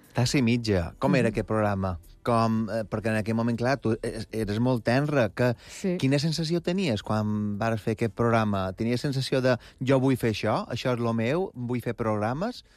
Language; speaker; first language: Catalan; native; Catalan